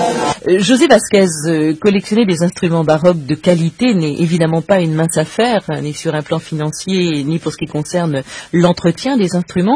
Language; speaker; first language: French; native; French